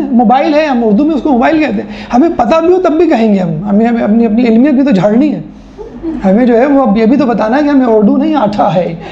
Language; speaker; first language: Urdu; native; Urdu